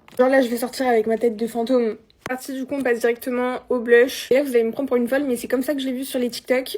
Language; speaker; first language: French; native; French